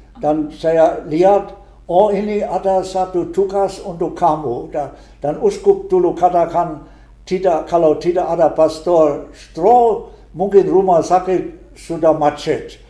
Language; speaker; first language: Indonesian; non-native, fluent; German